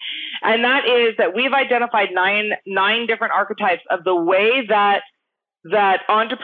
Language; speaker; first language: English; native; English